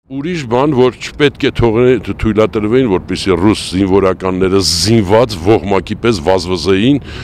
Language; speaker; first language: Armenian; native; Armenian